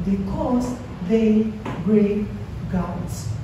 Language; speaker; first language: English; non-native, local second language; Filipino